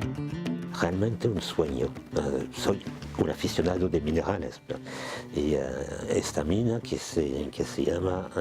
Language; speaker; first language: Spanish; non-native, fluent; French